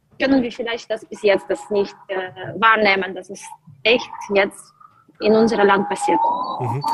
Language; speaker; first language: German; non-native, learner; Ukrainian